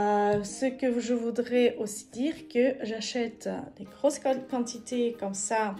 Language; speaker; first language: French; non-native, fluent; Russian